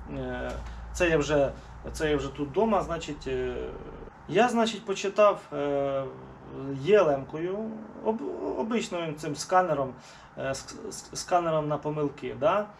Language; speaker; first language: Ukrainian; non-native, local second language; Russian